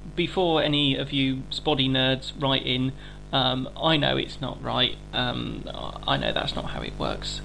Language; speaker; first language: English; native; English